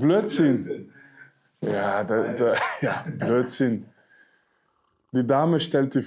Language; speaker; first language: German; non-native, fluent; French